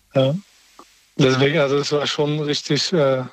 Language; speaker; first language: German; native; German